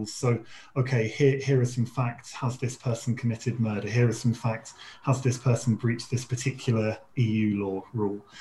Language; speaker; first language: English; native; English